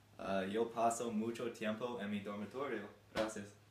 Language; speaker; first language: Spanish; non-native, learner; English